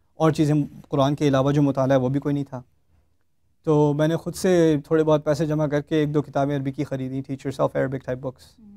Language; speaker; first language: Urdu; native; Urdu